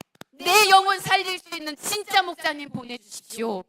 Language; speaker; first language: Korean; native; Korean